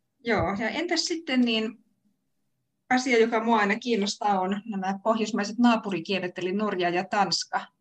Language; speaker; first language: Finnish; native; Finnish